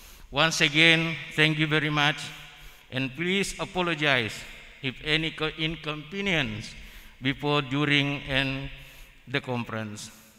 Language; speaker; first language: English; non-native, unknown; Indonesian